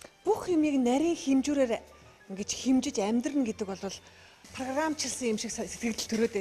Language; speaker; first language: Mongolian; native; Mongolian